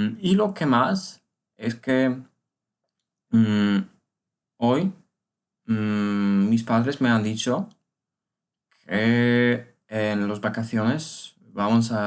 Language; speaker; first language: Spanish; non-native, learner; Polish